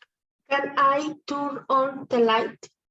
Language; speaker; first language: English; non-native, learner; Spanish